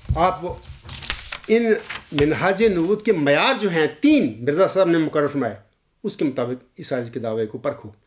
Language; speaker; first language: Urdu; non-native, local second language; Punjabi